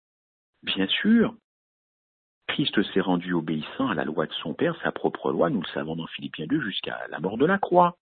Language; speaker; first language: French; native; French